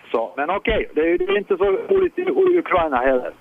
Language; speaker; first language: Swedish; native; Swedish